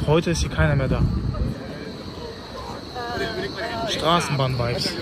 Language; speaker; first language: German; native; German